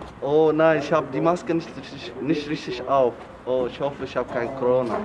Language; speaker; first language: German; non-native, learner; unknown